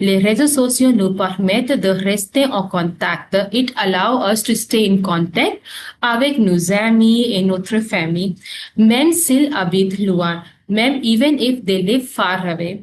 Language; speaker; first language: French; non-native, fluent; Hindi